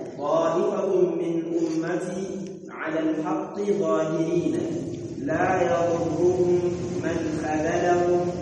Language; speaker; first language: Arabic; non-native, fluent; Rundi